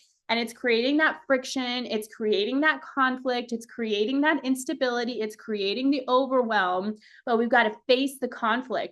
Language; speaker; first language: English; native; English